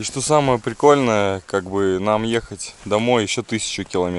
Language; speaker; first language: Russian; native; Russian